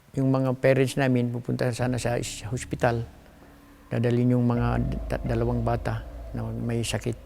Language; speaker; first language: Filipino; non-native, local second language; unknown